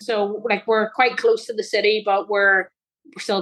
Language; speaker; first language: English; native; English